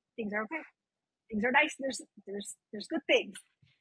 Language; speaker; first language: English; native; English